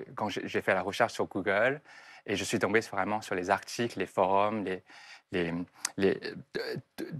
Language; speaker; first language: French; non-native, fluent; Chinese